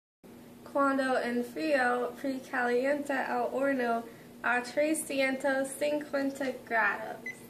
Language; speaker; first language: Spanish; non-native, learner; English